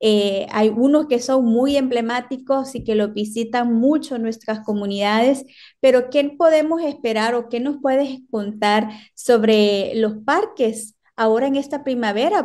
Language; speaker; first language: Spanish; native; Spanish